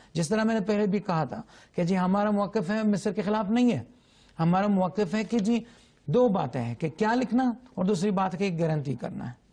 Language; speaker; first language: Urdu; non-native, fluent; Arabic